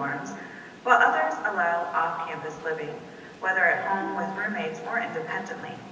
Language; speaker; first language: English; native; English